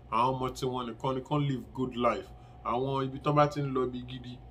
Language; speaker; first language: English; non-native, local second language; Yoruba